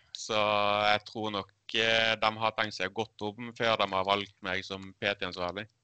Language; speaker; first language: Norwegian; early bilingual, other home language; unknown